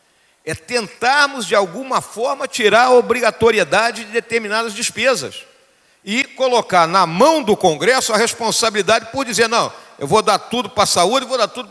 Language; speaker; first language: Portuguese; native; Portuguese